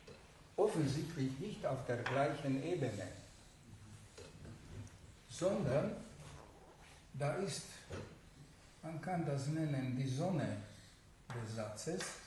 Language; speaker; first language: German; non-native, fluent; Hungarian